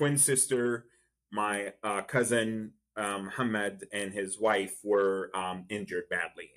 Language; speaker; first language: English; non-native, fluent; Arabic